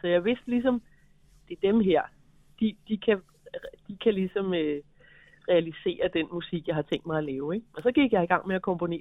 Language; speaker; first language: Danish; native; Danish